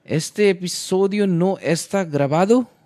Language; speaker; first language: Spanish; non-native, learner; Hindi